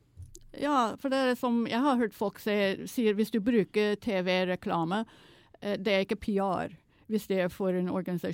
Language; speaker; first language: Norwegian; non-native, fluent; English